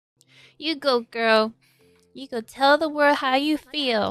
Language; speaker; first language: English; native; English